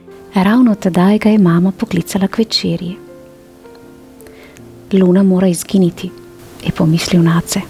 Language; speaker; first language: Slovenian; native; Slovenian